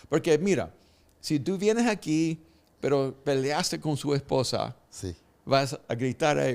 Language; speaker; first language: Spanish; early bilingual, heritage; Spanish